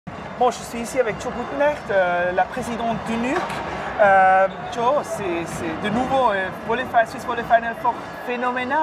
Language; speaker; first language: French; non-native, fluent; German